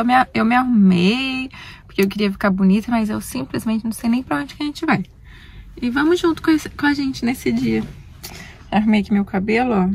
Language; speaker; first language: Portuguese; native; Portuguese